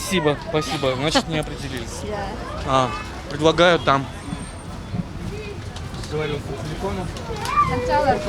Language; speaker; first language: Russian; native; Russian